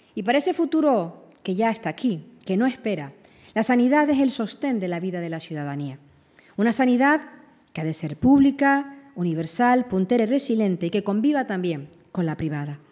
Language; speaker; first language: Spanish; native; Spanish